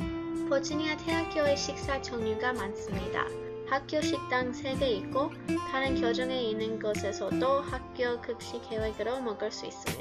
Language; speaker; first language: Korean; non-native, learner; English